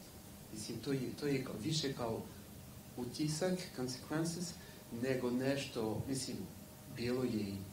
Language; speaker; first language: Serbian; non-native, learner; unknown